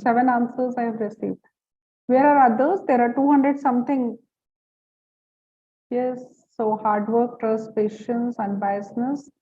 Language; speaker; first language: English; non-native, local second language; Hindi